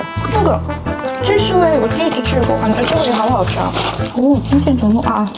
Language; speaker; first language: Chinese; non-native, learner; Korean